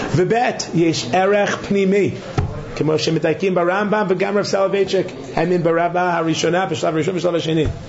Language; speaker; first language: Hebrew; non-native, fluent; English